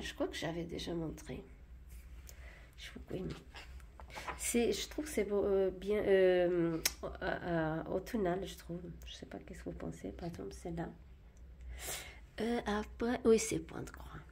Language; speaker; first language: French; non-native, fluent; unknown